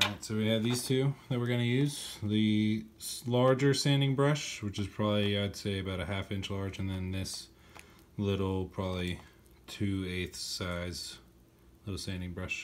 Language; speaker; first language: English; native; English